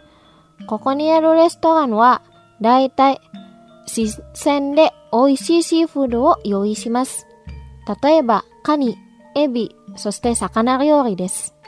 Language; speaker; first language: Japanese; non-native, fluent; Indonesian